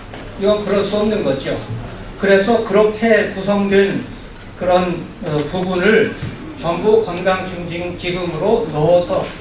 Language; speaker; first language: Korean; native; Korean